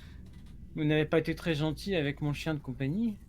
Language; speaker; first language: French; native; French